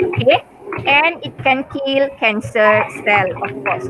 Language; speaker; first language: English; non-native, local second language; Malay